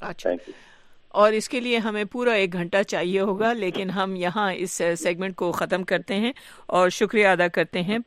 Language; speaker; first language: Urdu; native; Urdu